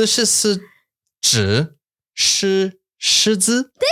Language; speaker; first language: Chinese; non-native, learner; English